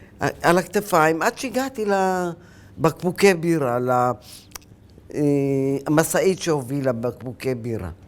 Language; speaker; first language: Hebrew; early bilingual, other home language; Arabic